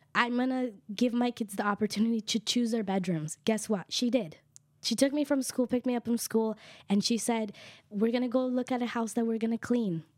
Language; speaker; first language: English; early bilingual, other home language; Kʼicheʼ